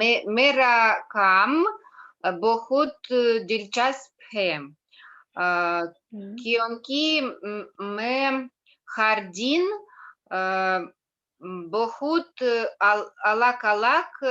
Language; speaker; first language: Hindi; non-native, learner; Russian